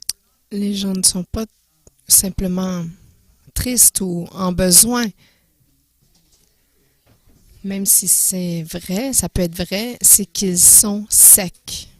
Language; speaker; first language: French; non-native, fluent; English